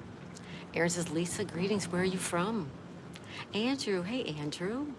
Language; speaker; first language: English; native; English